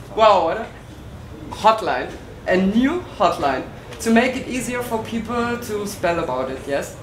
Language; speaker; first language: English; non-native, learner; German